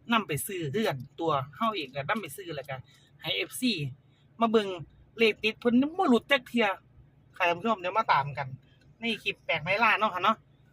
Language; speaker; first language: Thai; native; Thai